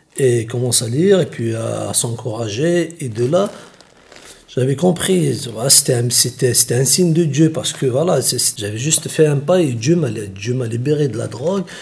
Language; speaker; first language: French; non-native, local second language; Kabyle